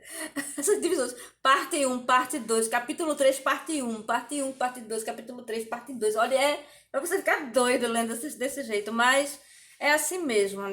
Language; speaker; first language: Portuguese; native; Portuguese